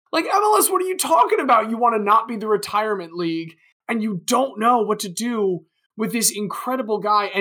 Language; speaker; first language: English; native; English